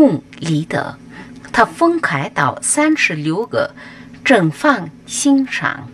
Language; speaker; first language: Chinese; non-native, fluent; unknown